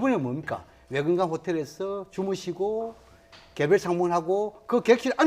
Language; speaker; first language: Korean; native; Korean